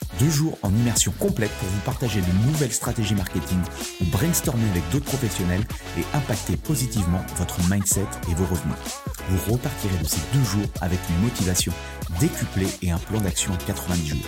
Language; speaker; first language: French; native; French